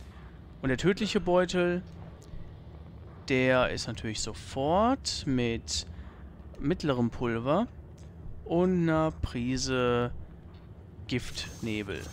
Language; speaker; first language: German; native; German